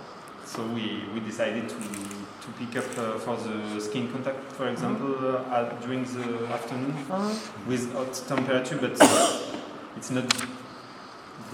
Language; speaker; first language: English; non-native, learner; French